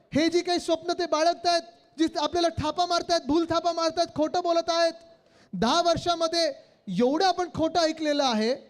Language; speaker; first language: Marathi; native; Marathi